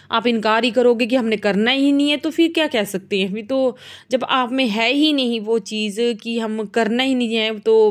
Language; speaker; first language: Hindi; non-native, local second language; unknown